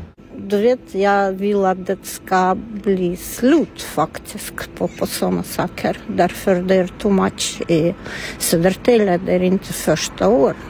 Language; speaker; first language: Swedish; non-native, learner; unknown